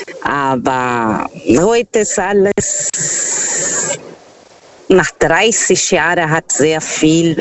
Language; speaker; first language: German; non-native, fluent; Portuguese